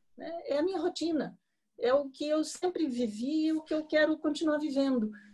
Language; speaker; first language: Portuguese; native; Portuguese